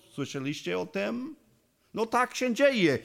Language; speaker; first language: Polish; non-native, learner; English